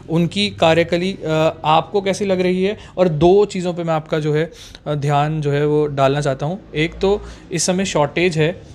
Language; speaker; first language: Hindi; non-native, local second language; Dogri